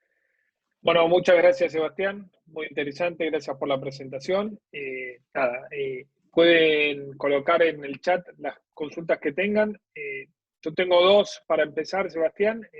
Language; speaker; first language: Spanish; native; Spanish